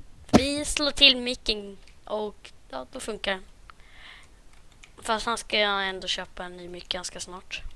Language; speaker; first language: Swedish; native; Swedish